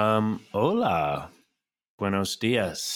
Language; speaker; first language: Spanish; non-native, learner; English